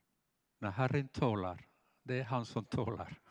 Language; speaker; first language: Swedish; non-native, fluent; Spanish